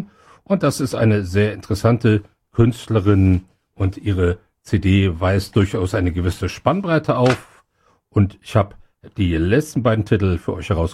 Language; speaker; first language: German; native; German